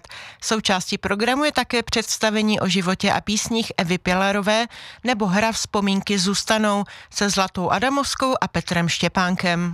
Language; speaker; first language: Czech; native; Czech